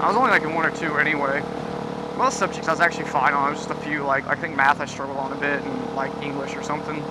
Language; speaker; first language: English; native; English